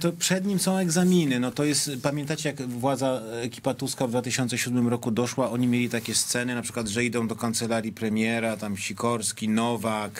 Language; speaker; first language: Polish; native; Polish